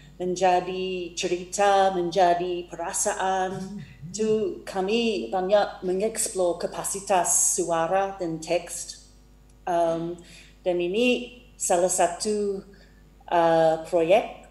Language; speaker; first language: Indonesian; non-native, fluent; English